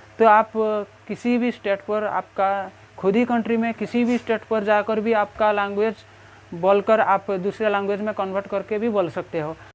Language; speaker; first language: Hindi; non-native, local second language; Bangla